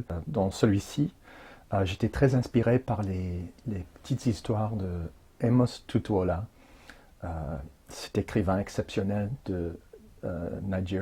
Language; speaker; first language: French; non-native, fluent; English